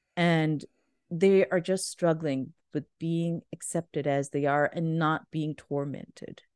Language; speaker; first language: English; non-native, local second language; Urdu